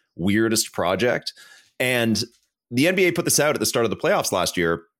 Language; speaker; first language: English; native; English